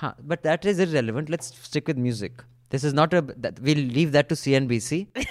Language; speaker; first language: English; non-native, local second language; Hindi